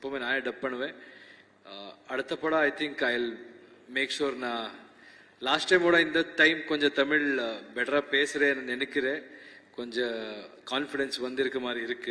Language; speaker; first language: Tamil; non-native, learner; Kannada